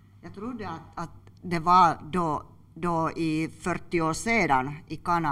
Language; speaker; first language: Swedish; non-native, local second language; Finnish